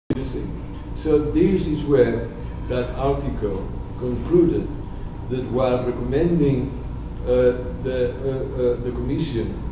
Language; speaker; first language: English; non-native, fluent; Spanish